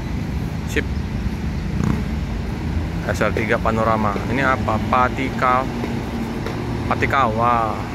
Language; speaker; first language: Indonesian; native; Indonesian